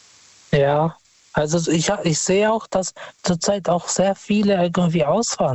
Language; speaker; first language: German; non-native, fluent; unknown